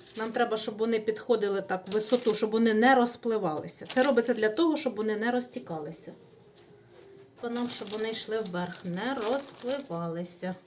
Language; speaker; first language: Ukrainian; native; Ukrainian